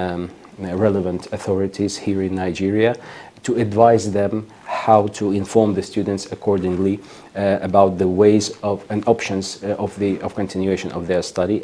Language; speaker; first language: English; non-native, fluent; Ukrainian